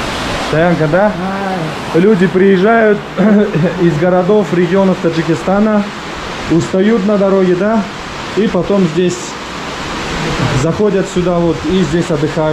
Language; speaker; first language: Russian; non-native, local second language; Tajik